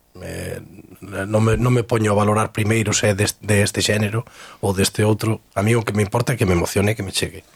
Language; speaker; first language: Galician; native; Galician